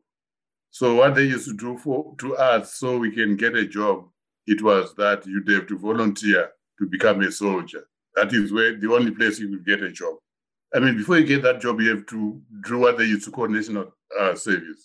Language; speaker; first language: English; non-native, local second language; Shona